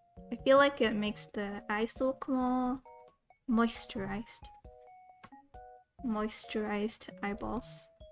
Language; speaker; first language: English; non-native, local second language; Cantonese